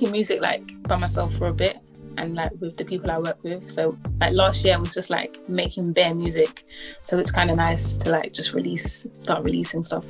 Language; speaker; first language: English; native; English